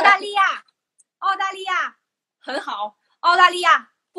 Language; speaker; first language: Chinese; non-native, learner; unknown